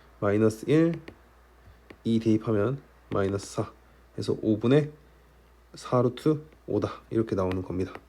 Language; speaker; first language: Korean; native; Korean